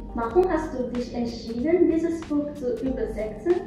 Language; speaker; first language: German; non-native, learner; Chinese